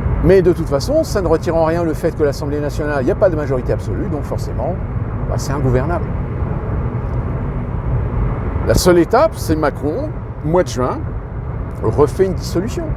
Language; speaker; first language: French; native; French